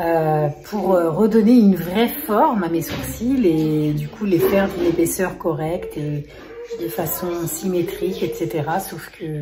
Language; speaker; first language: French; native; French